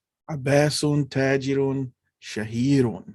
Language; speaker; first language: Arabic; non-native, fluent; English